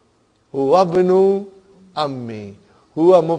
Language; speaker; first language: Arabic; non-native, fluent; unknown